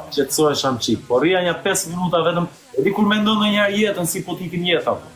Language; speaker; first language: Albanian; early bilingual, heritage; Albanian